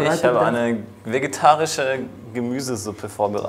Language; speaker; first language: German; native; German